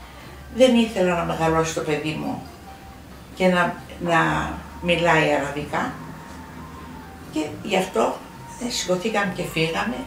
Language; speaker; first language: Greek; early bilingual, heritage; Greek